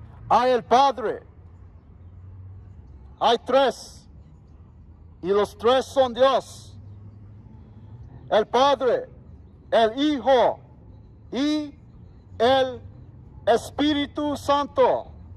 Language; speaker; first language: Spanish; non-native, learner; English